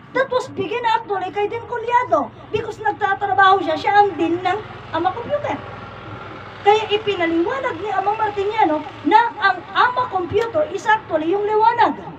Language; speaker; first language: Filipino; non-native, local second language; Iloko